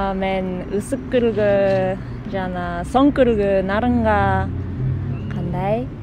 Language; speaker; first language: Kyrgyz; non-native, learner; Japanese